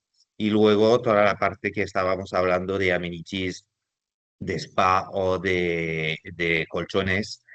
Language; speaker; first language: Spanish; non-native, fluent; French